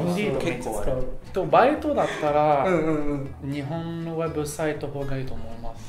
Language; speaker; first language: Japanese; non-native, learner; French